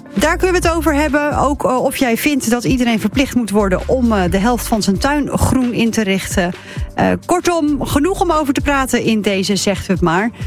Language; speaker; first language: Dutch; native; Dutch